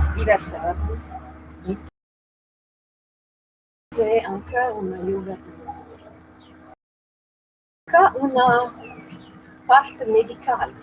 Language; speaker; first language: Italian; non-native, learner; French